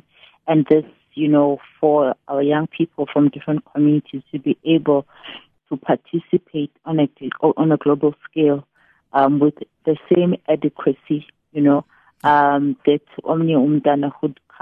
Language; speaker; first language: English; non-native, local second language; Xhosa